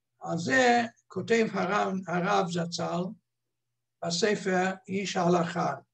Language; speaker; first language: Hebrew; non-native, fluent; English